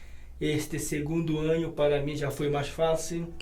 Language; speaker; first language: Spanish; non-native, learner; Portuguese